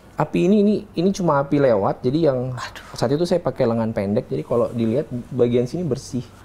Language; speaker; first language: Indonesian; native; Indonesian